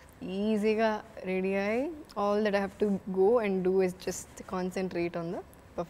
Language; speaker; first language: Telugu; non-native, fluent; Malayalam